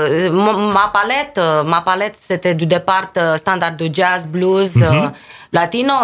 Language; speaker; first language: French; non-native, fluent; Romanian